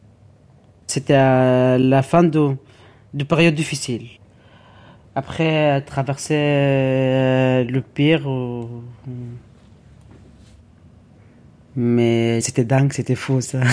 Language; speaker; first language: French; non-native, learner; Arabic